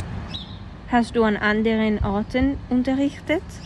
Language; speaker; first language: German; non-native, learner; Spanish